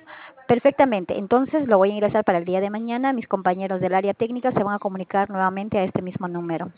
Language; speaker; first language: Spanish; native; Spanish